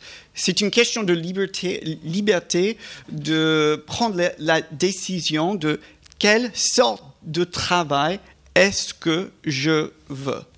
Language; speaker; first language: French; non-native, fluent; English